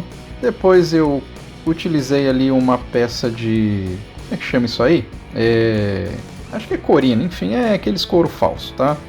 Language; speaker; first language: Portuguese; native; Portuguese